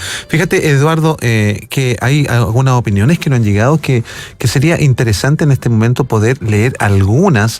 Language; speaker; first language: Spanish; native; Spanish